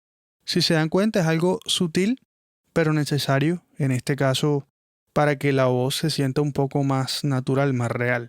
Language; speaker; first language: Spanish; native; Spanish